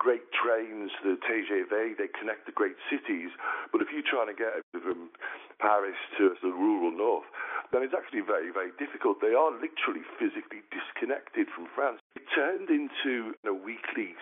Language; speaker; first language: English; native; English